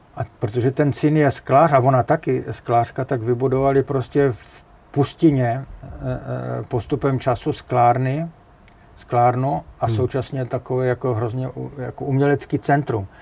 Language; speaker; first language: Czech; native; Czech